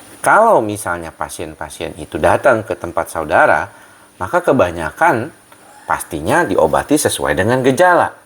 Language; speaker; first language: Indonesian; native; Indonesian